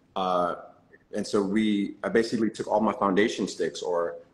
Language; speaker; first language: English; native; English